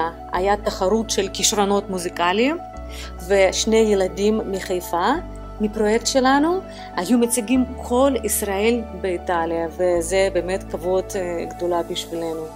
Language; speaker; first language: Hebrew; non-native, fluent; Russian